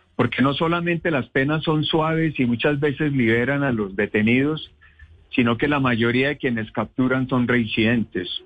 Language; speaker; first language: Spanish; native; Spanish